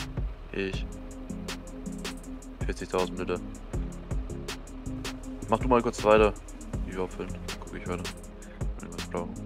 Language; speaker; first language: German; native; German